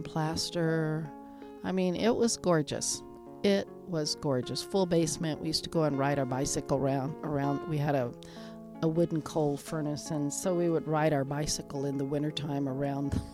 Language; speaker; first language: English; native; English